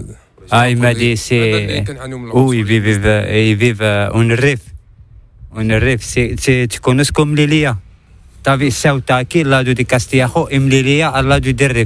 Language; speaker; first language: Spanish; non-native, learner; Arabic